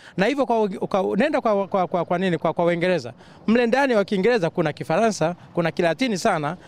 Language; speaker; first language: Swahili; native; Swahili